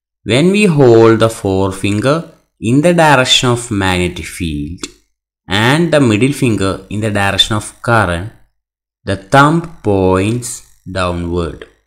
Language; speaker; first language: English; non-native, local second language; Malayalam